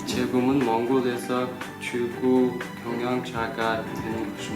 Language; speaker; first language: Korean; non-native, learner; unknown